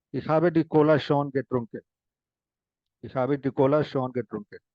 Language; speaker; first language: German; non-native, fluent; Hindi